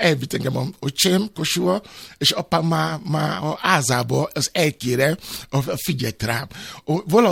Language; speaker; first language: Hungarian; non-native, learner; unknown